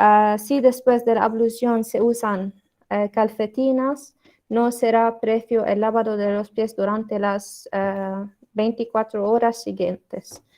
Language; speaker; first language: Spanish; non-native, learner; Arabic